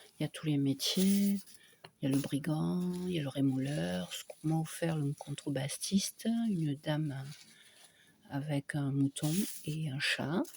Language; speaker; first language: French; non-native, fluent; Spanish